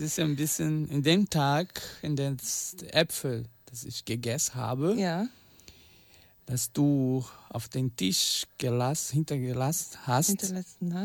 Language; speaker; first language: German; non-native, learner; Portuguese